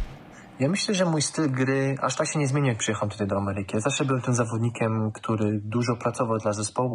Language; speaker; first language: Polish; early bilingual, heritage; German